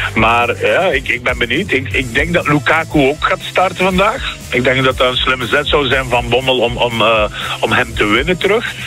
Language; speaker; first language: Dutch; early bilingual, other home language; Turkish